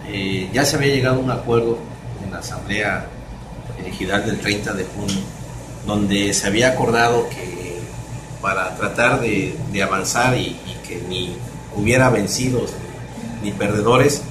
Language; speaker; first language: Spanish; native; Spanish